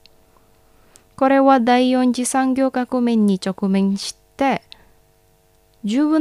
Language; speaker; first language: Japanese; non-native, fluent; Indonesian